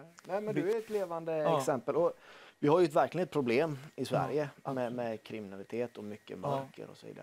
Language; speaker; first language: Swedish; native; Swedish